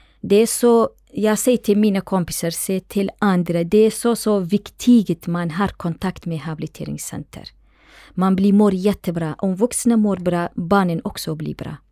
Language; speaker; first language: Swedish; non-native, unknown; Central Kurdish